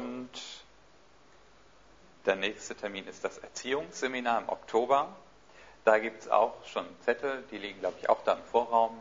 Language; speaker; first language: German; native; German